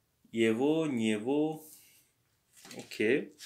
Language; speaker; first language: Russian; non-native, learner; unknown